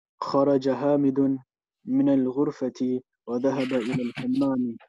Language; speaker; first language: Arabic; non-native, learner; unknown